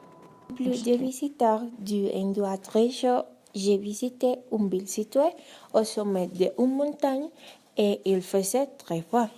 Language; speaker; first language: French; non-native, learner; Spanish